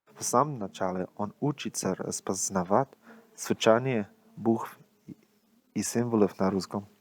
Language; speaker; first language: Russian; non-native, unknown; English